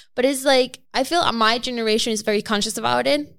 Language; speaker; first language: English; non-native, fluent; Spanish